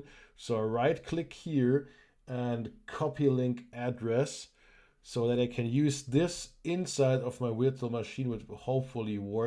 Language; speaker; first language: English; non-native, fluent; German